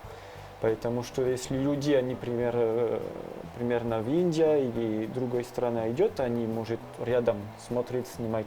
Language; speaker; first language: Russian; non-native, learner; French